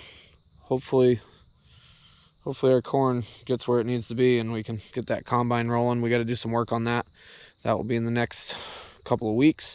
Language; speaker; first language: English; native; English